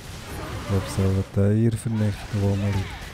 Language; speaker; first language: German; native; German